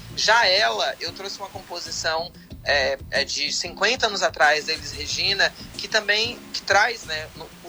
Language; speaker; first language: Portuguese; native; Portuguese